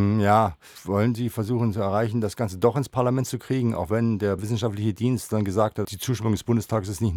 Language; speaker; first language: German; native; German